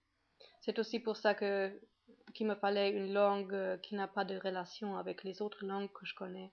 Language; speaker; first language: French; non-native, fluent; German